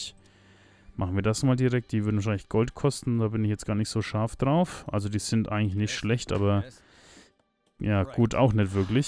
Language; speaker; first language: German; native; German